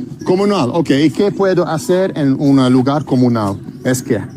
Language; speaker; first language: Spanish; non-native, learner; English